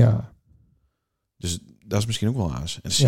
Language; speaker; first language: Dutch; native; Dutch